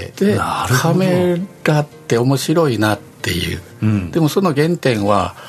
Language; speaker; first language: Japanese; native; Japanese